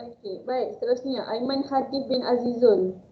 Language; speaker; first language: Malay; native; Malay